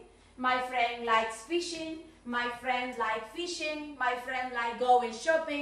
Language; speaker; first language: English; non-native, fluent; Spanish